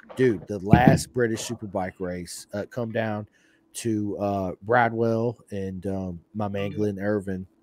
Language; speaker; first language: English; native; English